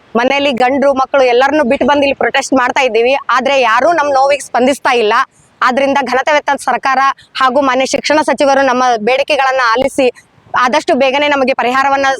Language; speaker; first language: Kannada; native; Kannada